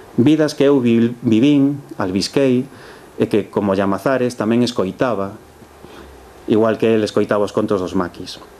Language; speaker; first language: Galician; early bilingual, heritage; Galician